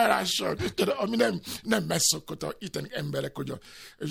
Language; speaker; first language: Hungarian; non-native, fluent; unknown